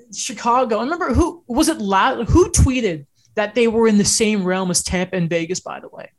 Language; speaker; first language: English; native; English